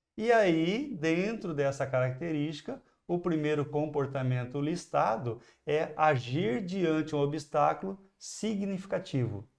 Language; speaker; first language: Portuguese; native; Portuguese